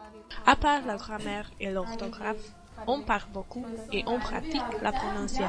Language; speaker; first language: French; non-native, learner; Hungarian